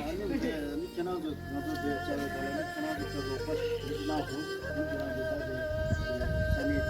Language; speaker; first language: Kannada; non-native, local second language; Tibetan